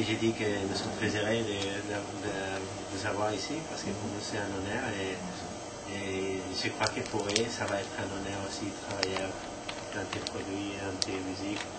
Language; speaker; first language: French; non-native, fluent; Spanish